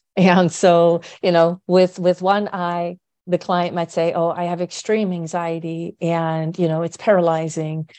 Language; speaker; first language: English; non-native, fluent; Dutch